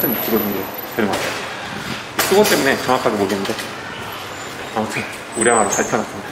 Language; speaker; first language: Korean; native; Korean